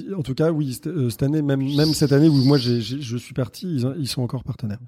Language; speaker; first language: French; native; French